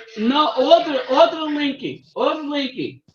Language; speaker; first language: Portuguese; non-native, learner; English